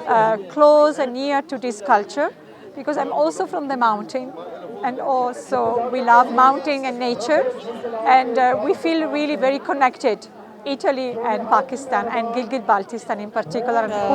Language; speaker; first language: English; non-native, fluent; Italian